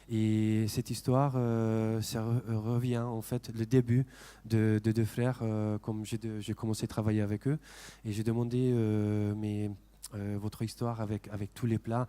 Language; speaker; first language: French; non-native, fluent; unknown